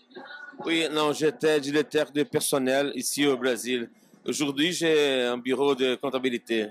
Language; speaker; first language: French; non-native, fluent; Portuguese